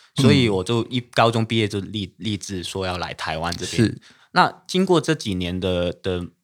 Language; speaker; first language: Chinese; non-native, fluent; Cantonese